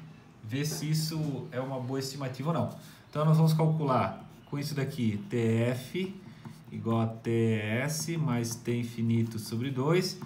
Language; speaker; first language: Portuguese; native; Portuguese